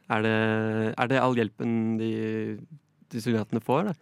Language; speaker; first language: Norwegian; native; Norwegian